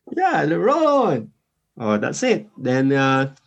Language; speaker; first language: English; non-native, local second language; Filipino